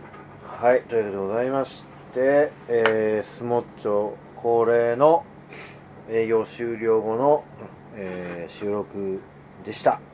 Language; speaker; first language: Japanese; native; Japanese